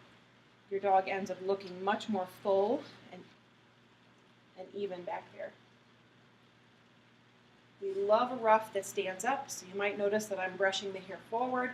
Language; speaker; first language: English; native; English